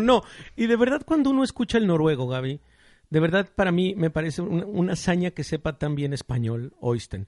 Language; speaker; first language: Spanish; native; Spanish